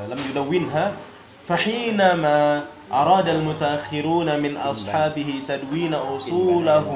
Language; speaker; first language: Arabic; non-native, fluent; Indonesian